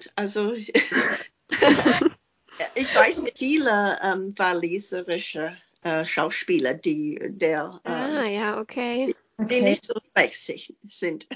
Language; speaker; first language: German; non-native, fluent; English